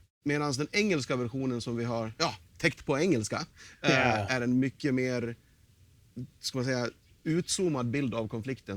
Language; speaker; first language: Swedish; native; Swedish